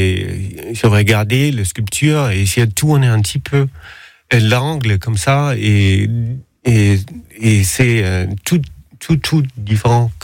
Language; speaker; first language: French; non-native, learner; Danish